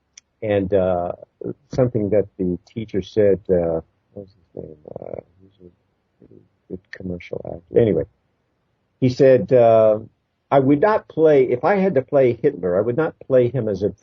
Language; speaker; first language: English; native; English